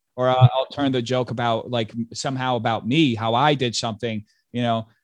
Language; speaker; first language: English; early bilingual, other home language; Portuguese